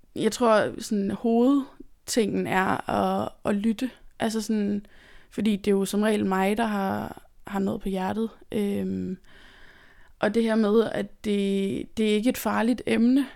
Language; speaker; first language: Danish; native; Danish